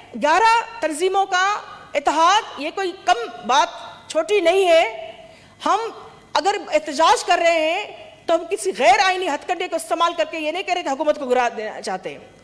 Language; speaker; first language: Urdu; non-native, local second language; Sindhi